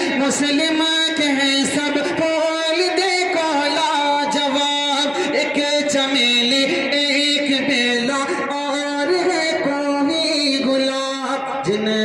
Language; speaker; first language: Urdu; native; Urdu